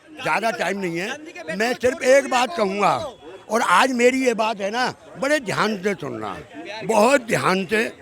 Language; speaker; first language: Hindi; native; Hindi